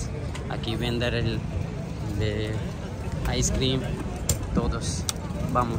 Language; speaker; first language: Spanish; non-native, learner; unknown